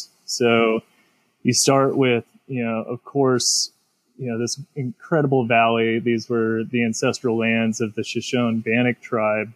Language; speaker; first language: English; native; English